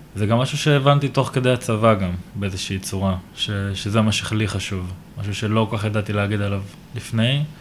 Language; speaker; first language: Hebrew; native; Hebrew